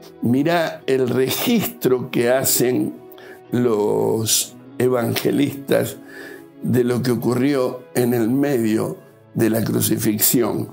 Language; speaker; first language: Spanish; native; Spanish